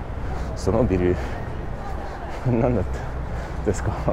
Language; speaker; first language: Japanese; non-native, learner; English